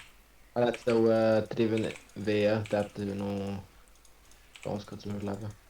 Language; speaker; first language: German; native; German